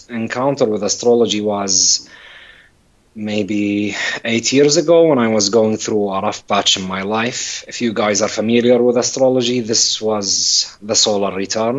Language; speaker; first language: English; non-native, fluent; Arabic